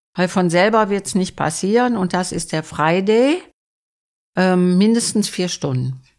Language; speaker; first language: German; native; German